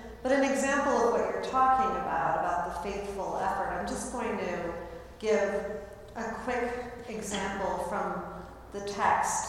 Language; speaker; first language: English; native; English